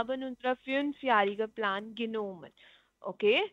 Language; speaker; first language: German; non-native, learner; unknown